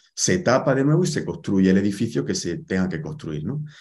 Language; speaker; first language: Spanish; native; Spanish